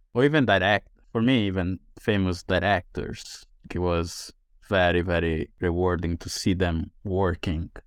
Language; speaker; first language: English; non-native, fluent; Italian